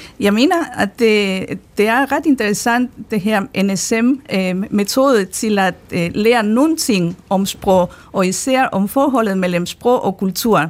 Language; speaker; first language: Danish; non-native, fluent; Spanish